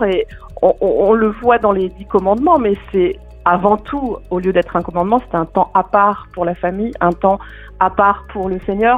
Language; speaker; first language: French; native; French